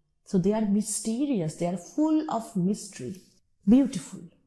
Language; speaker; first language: English; non-native, local second language; Bangla